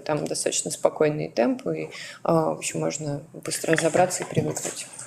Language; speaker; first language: Russian; native; Russian